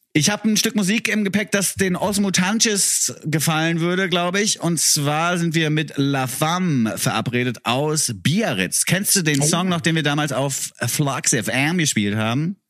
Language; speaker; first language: German; native; German